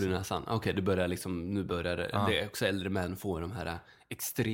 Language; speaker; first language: Swedish; native; Swedish